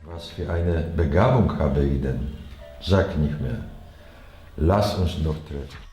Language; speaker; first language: German; non-native, learner; Chinese